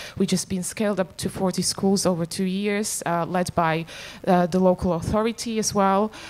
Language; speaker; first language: English; non-native, fluent; Slovak